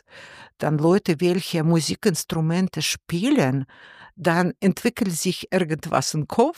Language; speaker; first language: German; non-native, learner; Russian